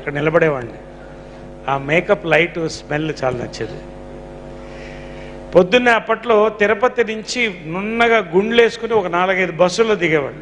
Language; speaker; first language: Telugu; native; Telugu